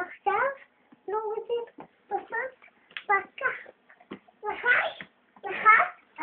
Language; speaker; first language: Hebrew; early bilingual, other home language; Russian